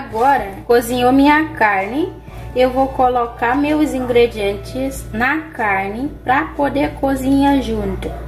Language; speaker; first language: Portuguese; non-native, fluent; Haitian Creole